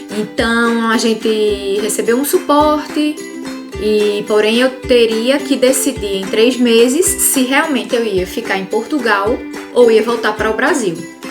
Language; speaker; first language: Portuguese; native; Portuguese